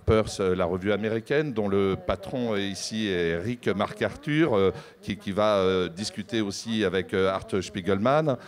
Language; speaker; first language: French; native; French